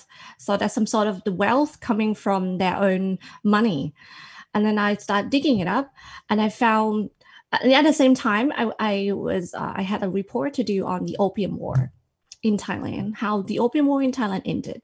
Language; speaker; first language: English; non-native, fluent; Thai